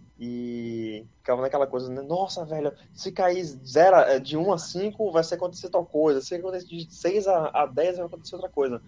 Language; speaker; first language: Portuguese; native; Portuguese